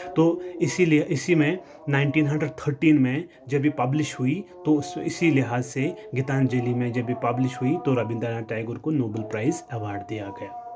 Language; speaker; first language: Hindi; non-native, local second language; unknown